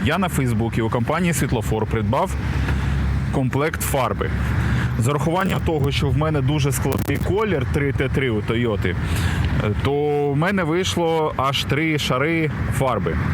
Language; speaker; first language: Ukrainian; native; Ukrainian